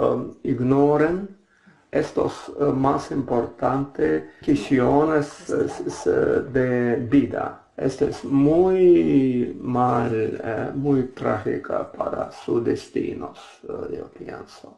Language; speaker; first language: Spanish; non-native, learner; Russian